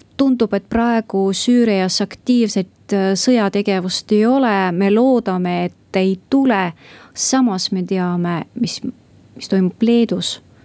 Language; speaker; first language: Estonian; non-native, local second language; Russian